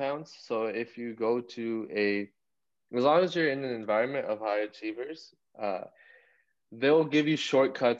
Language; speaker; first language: English; native; English